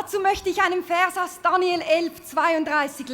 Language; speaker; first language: German; native; German